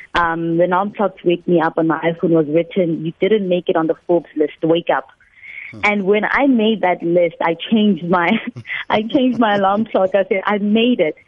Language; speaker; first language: English; non-native, local second language; Northern Sotho